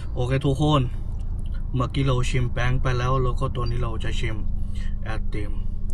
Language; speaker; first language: Thai; non-native, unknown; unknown